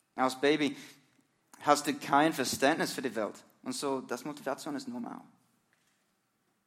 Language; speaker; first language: German; non-native, learner; English